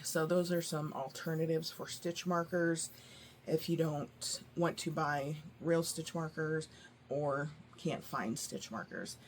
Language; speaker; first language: English; native; English